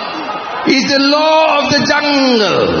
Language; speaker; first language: English; non-native, local second language; Malay